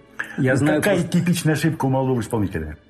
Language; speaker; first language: Russian; native; Russian